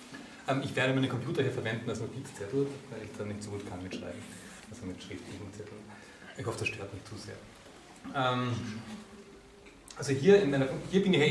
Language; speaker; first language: German; native; German